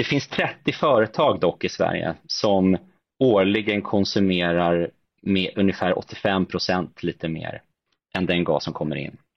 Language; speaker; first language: Swedish; native; Swedish